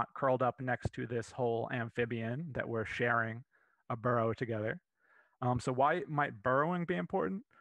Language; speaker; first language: English; native; English